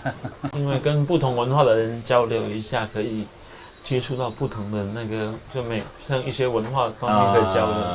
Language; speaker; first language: Chinese; native; Chinese